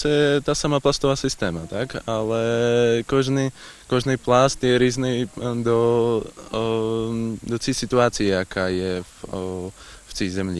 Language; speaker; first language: Ukrainian; early bilingual, heritage; Ukrainian